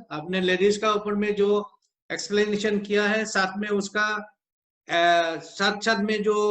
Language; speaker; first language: Hindi; non-native, local second language; Assamese